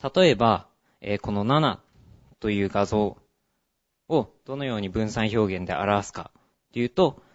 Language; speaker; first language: Japanese; early bilingual, heritage; Japanese